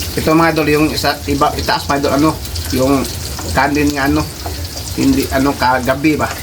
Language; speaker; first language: Filipino; non-native, local second language; Cebuano